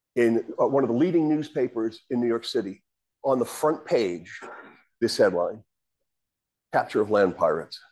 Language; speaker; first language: English; native; English